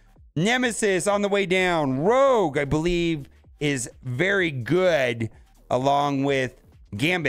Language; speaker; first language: English; native; English